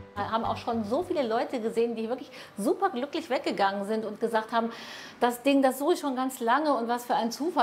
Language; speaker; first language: German; native; German